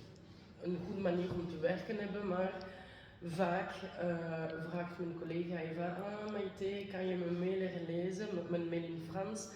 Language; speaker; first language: Dutch; non-native, local second language; French